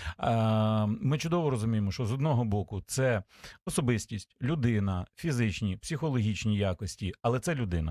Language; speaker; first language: Ukrainian; native; Ukrainian